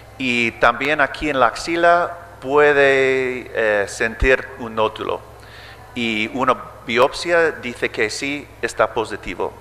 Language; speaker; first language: Spanish; early bilingual, heritage; English